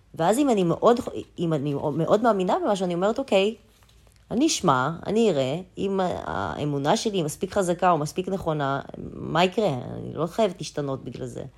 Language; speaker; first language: Hebrew; early bilingual, other home language; Russian